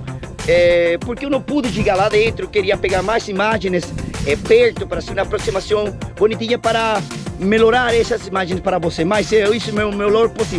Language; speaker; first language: Portuguese; non-native, learner; Spanish